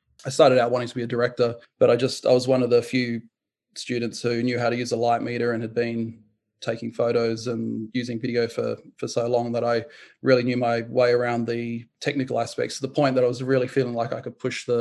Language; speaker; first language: English; native; English